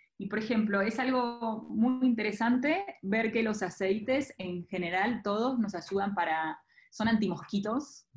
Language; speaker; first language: Spanish; native; Spanish